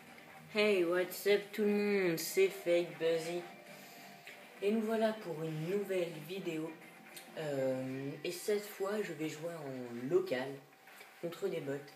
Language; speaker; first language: French; native; French